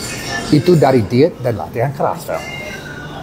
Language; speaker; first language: Indonesian; non-native, learner; English